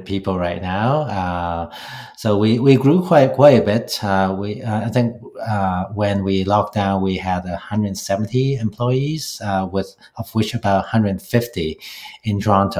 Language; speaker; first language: English; non-native, local second language; Cantonese